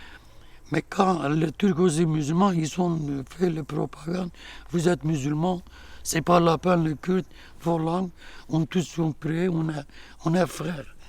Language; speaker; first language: French; non-native, learner; Kurdish